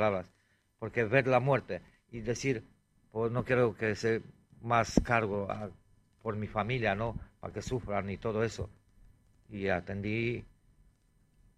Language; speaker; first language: Spanish; non-native, fluent; Romanian